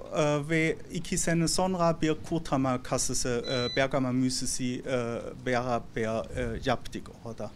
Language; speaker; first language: Turkish; non-native, learner; German